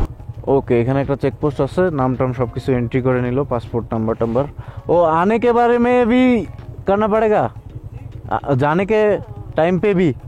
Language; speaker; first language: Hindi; non-native, learner; Bangla